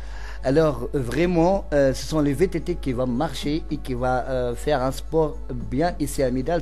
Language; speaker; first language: French; non-native, local second language; Central Atlas Tamazight